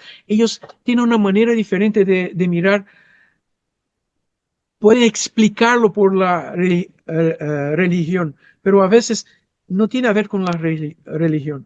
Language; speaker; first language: Spanish; non-native, fluent; Portuguese